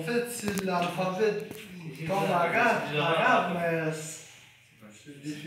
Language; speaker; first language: French; non-native, learner; Persian